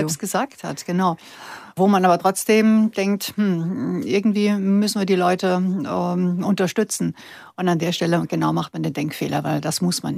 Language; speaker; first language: German; native; German